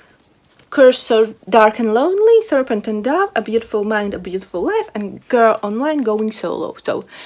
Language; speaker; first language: English; non-native, fluent; Latvian